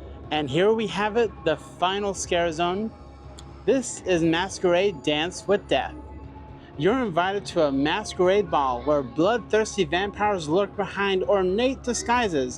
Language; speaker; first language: English; native; English